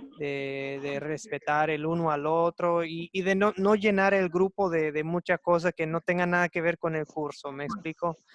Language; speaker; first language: Spanish; non-native, fluent; English